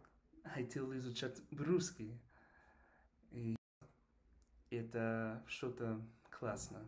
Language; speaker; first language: Russian; non-native, learner; English